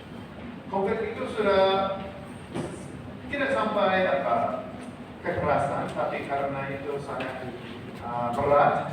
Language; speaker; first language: Indonesian; non-native, fluent; English